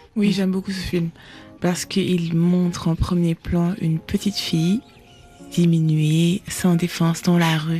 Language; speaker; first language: French; non-native, local second language; Fula